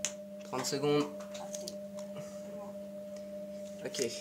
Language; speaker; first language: French; native; French